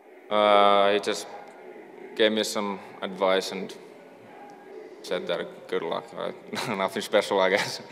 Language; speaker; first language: English; non-native, fluent; Finnish